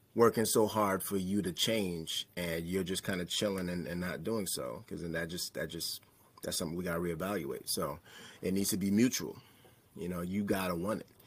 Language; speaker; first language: English; native; English